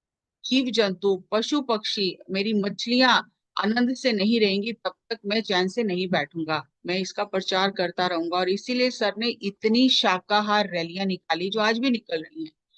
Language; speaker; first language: Hindi; native; Hindi